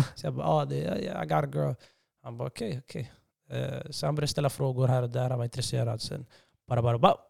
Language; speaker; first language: Swedish; early bilingual, other home language; Somali